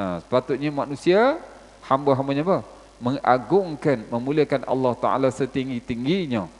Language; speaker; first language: Malay; native; Malay